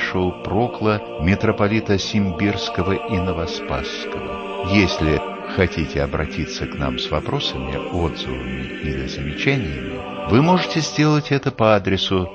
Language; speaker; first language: Russian; native; Russian